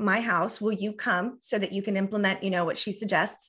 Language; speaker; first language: English; early bilingual, other home language; Spanish